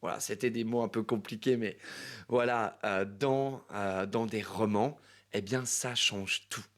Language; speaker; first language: French; native; French